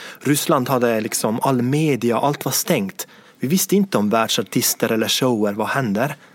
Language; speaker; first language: Swedish; non-native, fluent; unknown